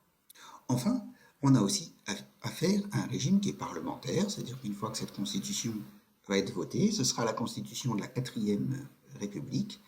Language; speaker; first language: French; native; French